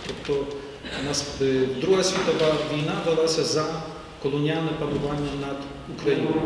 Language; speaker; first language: Ukrainian; native; Ukrainian